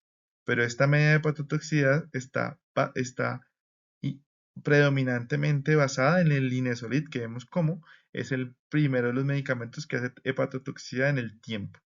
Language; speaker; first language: Spanish; native; Spanish